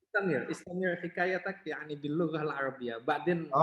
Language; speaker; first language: Arabic; non-native, fluent; Indonesian